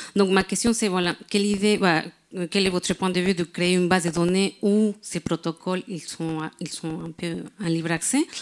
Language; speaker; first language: French; non-native, fluent; Spanish